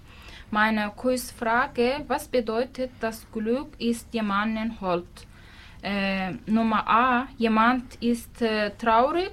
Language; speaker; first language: German; non-native, learner; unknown